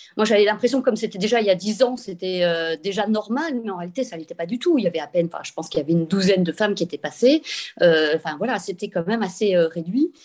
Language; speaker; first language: French; native; French